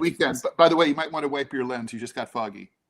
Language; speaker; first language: English; native; English